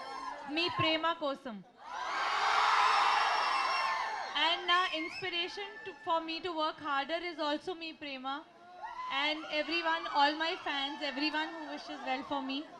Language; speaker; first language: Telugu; non-native, learner; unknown